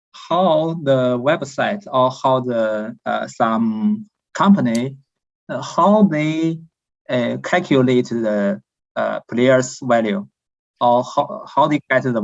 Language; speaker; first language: English; non-native, fluent; Chinese